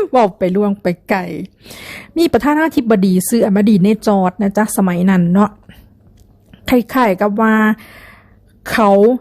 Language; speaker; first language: Thai; native; Thai